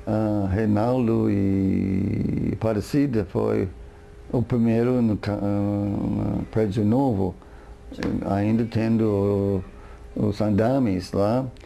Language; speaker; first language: Portuguese; non-native, fluent; English